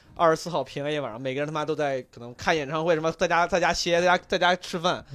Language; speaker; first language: Chinese; native; Chinese